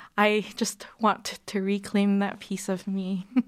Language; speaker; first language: English; native; English